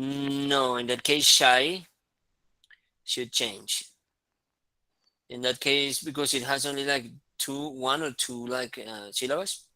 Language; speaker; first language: English; non-native, fluent; Spanish